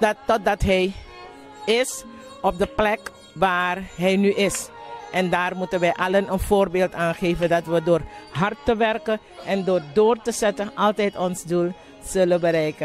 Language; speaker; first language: Dutch; non-native, local second language; Javanese